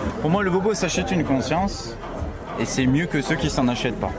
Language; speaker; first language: French; native; French